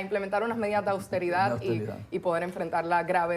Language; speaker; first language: Spanish; native; Spanish